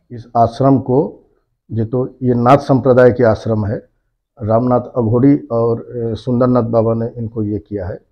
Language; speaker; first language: Hindi; non-native, local second language; Bangla